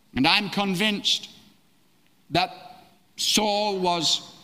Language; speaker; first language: English; native; English